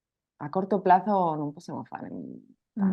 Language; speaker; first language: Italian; non-native, learner; Spanish